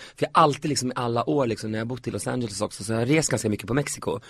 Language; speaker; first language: Swedish; native; Swedish